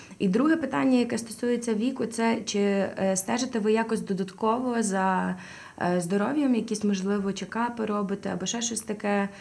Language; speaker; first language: Ukrainian; non-native, local second language; Russian